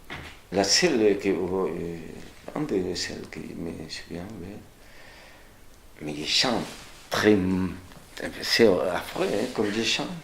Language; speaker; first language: French; non-native, fluent; Spanish